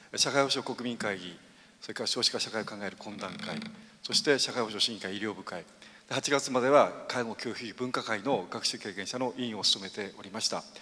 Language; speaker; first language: Japanese; native; Japanese